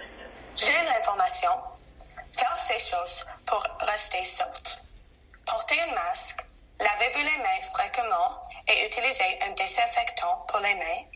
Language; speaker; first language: French; non-native, learner; English